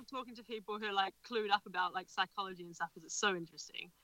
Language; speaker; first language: English; native; English